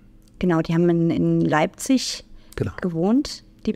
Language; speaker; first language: German; native; German